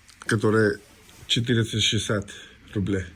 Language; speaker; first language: Russian; non-native, learner; Urdu